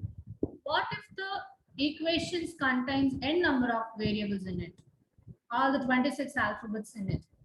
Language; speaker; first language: English; non-native, local second language; Tamil